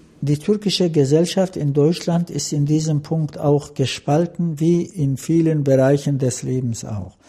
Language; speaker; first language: German; non-native, fluent; Turkish